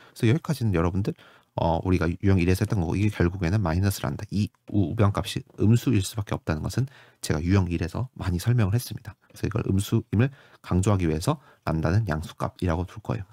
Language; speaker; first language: Korean; native; Korean